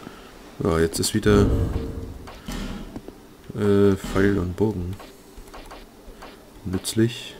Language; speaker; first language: German; native; German